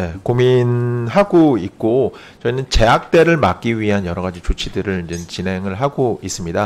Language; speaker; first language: Korean; native; Korean